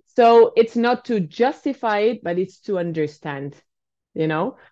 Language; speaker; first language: English; non-native, fluent; Spanish